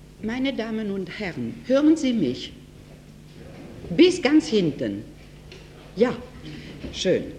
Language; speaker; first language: German; non-native, fluent; French